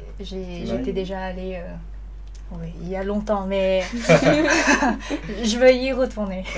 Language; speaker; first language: French; non-native, learner; Lao